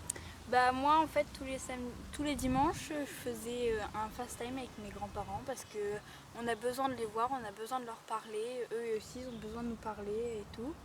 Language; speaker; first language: French; native; French